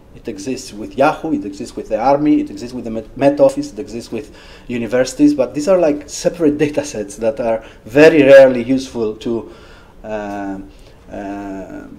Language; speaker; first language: English; non-native, fluent; Greek